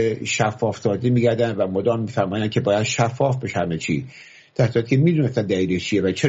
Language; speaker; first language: Persian; native; Persian